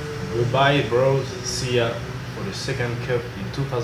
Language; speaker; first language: English; non-native, local second language; French